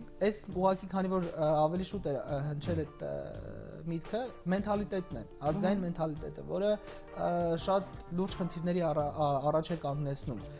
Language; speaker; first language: Armenian; native; Armenian